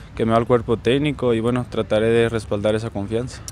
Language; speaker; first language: Spanish; native; Spanish